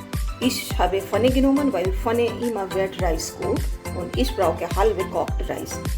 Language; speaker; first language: German; non-native, learner; Hindi